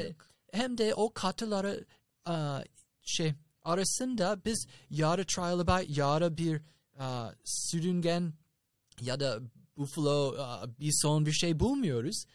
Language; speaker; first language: Turkish; non-native, fluent; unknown